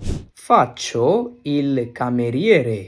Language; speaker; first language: Italian; non-native, fluent; Bangla